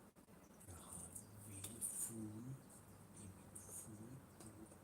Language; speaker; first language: Danish; non-native, local second language; Kalaallisut